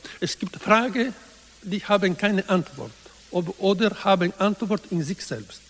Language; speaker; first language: German; non-native, learner; Italian